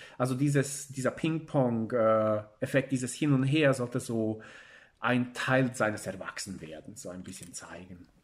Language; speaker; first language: German; early bilingual, other home language; Bosnian